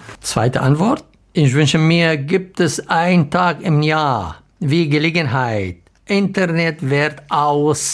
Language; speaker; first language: German; non-native, learner; Arabic